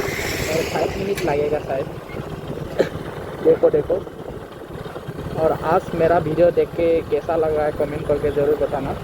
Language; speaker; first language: Hindi; non-native, local second language; Assamese